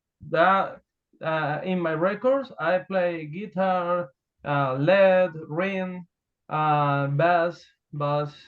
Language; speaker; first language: English; non-native, learner; Spanish